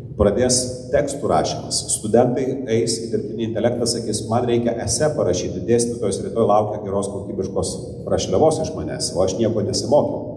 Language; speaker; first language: Lithuanian; non-native, local second language; Polish